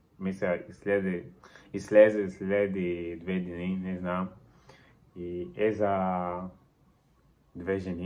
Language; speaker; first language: Bulgarian; non-native, learner; Portuguese